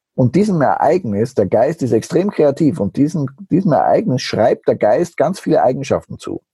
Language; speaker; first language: German; native; German